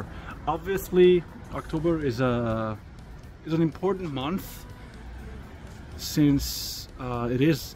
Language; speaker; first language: English; non-native, fluent; Persian